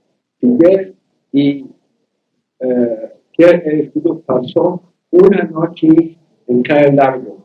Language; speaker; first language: Spanish; non-native, learner; English